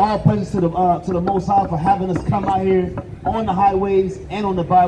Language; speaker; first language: English; native; English